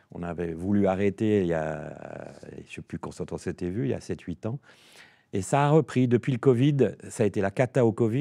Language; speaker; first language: French; native; French